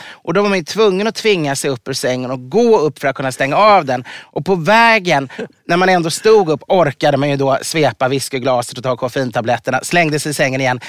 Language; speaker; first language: Swedish; native; Swedish